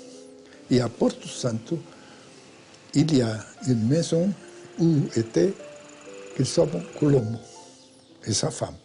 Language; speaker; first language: French; non-native, fluent; Portuguese